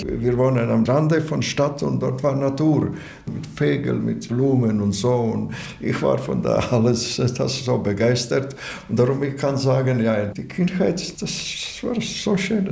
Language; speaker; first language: German; non-native, learner; Latvian